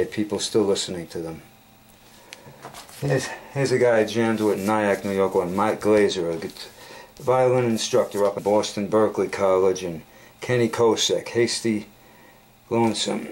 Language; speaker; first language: English; native; English